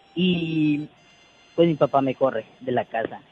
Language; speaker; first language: Spanish; native; Spanish